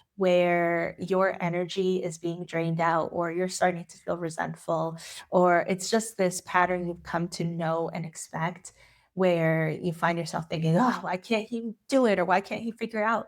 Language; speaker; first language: English; native; English